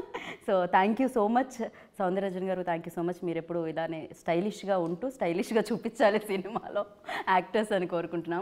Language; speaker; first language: Telugu; native; Telugu